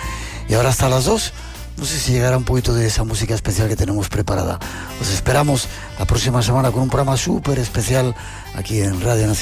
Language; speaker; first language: Spanish; native; Spanish